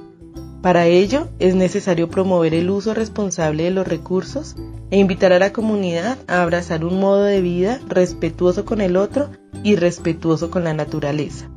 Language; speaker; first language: Spanish; native; Spanish